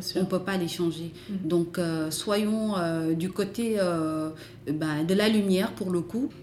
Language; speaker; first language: French; non-native, local second language; Wolof